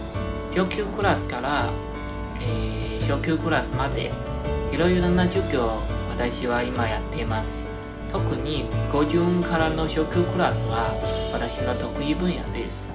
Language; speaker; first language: Japanese; non-native, fluent; Chinese